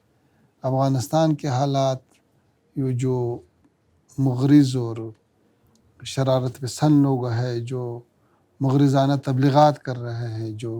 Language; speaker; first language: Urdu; non-native, learner; Pashto